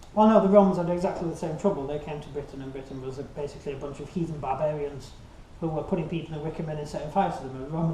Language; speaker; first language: English; native; English